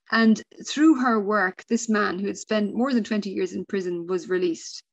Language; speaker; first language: English; native; English